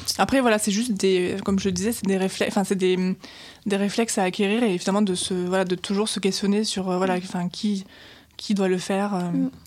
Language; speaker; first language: French; native; French